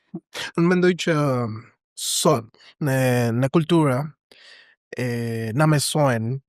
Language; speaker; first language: Albanian; non-native, learner; Spanish